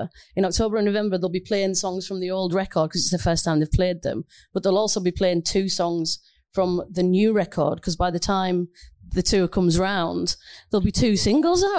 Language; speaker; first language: English; native; English